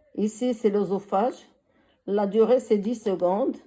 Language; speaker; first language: French; non-native, local second language; Arabic